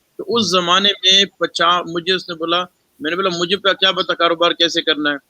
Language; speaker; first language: Urdu; non-native, local second language; Pashto